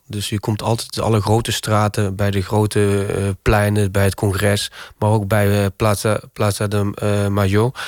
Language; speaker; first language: Dutch; native; Dutch